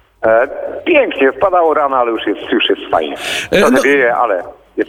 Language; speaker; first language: Polish; native; Polish